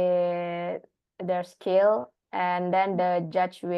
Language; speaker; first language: English; non-native, learner; Indonesian